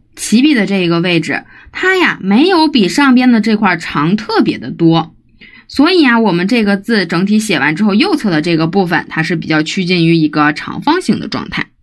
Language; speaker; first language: Chinese; native; Chinese